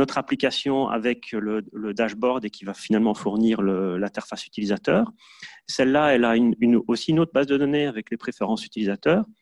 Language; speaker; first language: French; native; French